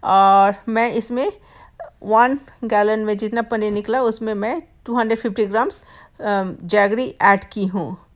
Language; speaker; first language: Hindi; non-native, local second language; Bangla